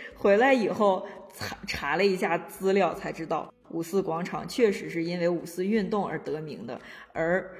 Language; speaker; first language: Chinese; native; Chinese